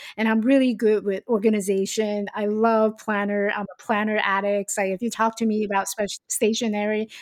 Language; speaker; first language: English; non-native, fluent; Chinese